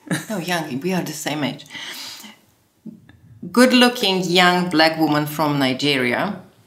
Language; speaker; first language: English; non-native, fluent; Slovak